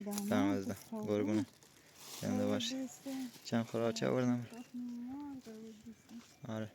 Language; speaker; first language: Persian; native; Persian